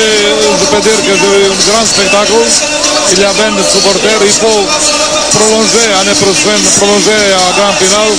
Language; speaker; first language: French; non-native, fluent; Serbian